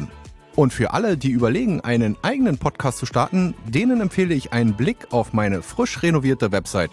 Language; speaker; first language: German; native; German